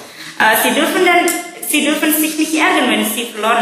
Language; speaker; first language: German; non-native, learner; Indonesian